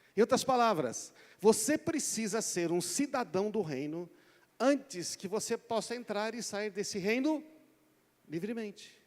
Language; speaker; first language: Portuguese; native; Portuguese